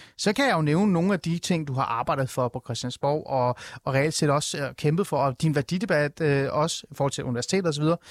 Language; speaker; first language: Danish; early bilingual, other home language; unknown